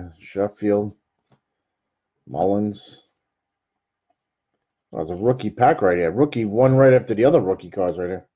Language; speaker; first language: English; native; English